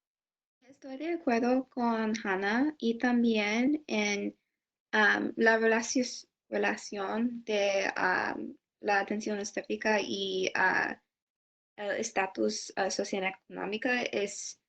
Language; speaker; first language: Spanish; non-native, learner; English